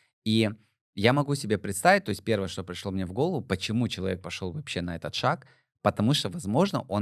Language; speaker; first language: Russian; native; Russian